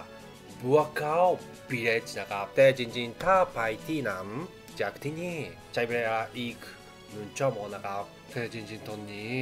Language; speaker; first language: Thai; non-native, learner; Japanese